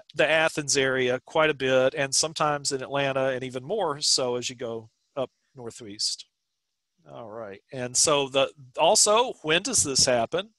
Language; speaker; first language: English; native; English